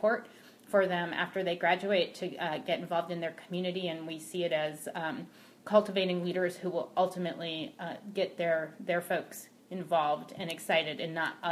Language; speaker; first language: English; native; English